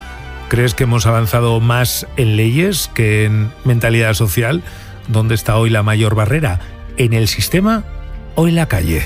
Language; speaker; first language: Spanish; native; Spanish